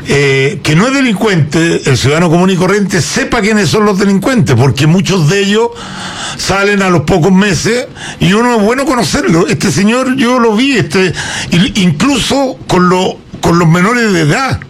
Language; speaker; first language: Spanish; native; Spanish